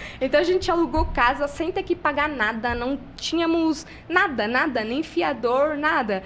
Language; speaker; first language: Portuguese; non-native, fluent; Spanish